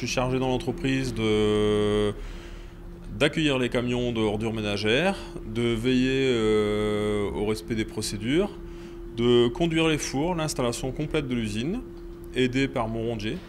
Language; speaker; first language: French; native; French